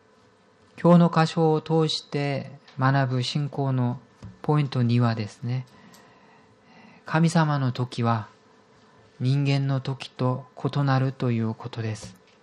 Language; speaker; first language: Japanese; non-native, fluent; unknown